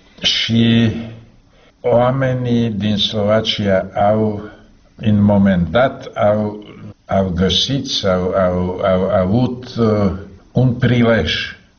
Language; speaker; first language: Romanian; non-native, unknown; Czech